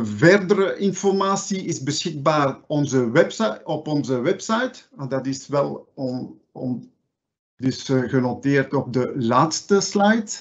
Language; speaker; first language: Dutch; non-native, local second language; French